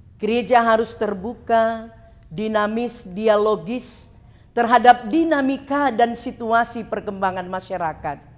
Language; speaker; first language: Indonesian; non-native, local second language; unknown